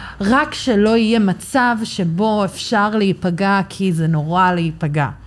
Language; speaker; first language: Hebrew; early bilingual, other home language; English